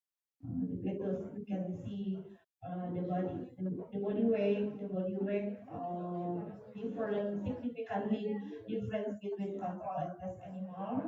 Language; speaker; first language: English; non-native, learner; Indonesian